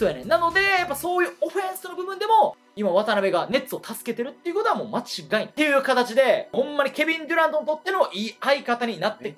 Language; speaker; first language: Japanese; native; Japanese